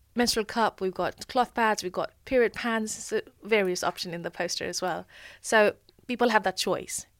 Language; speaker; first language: English; non-native, local second language; Nepali